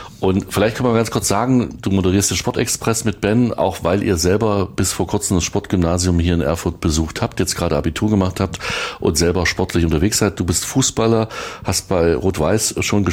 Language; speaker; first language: German; native; German